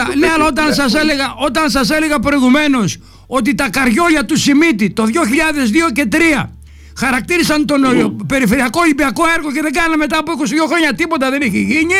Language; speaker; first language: Greek; native; Greek